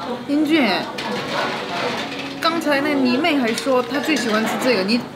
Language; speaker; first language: Chinese; non-native, fluent; Korean